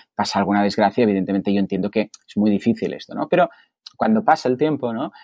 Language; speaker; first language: Spanish; native; Spanish